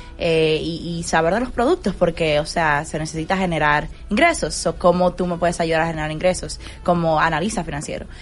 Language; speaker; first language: Spanish; native; Spanish